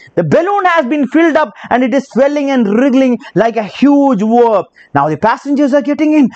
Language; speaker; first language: English; non-native, local second language; Malayalam